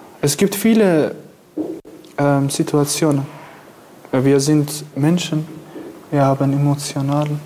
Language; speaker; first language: German; non-native, fluent; Kurdish